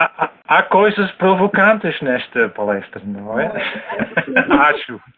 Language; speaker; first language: Portuguese; non-native, fluent; Dutch